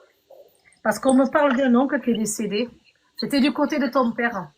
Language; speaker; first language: French; native; French